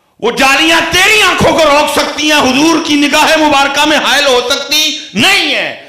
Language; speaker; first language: Urdu; non-native, local second language; Punjabi